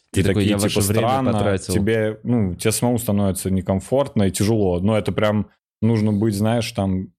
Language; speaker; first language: Russian; native; Russian